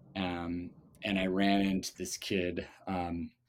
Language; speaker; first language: English; native; English